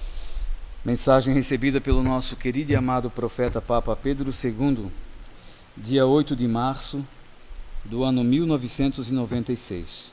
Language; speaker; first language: Portuguese; native; Portuguese